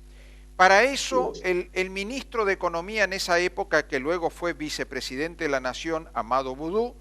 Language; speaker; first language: Spanish; native; Spanish